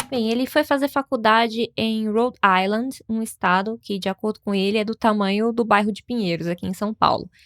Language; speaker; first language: Portuguese; native; Portuguese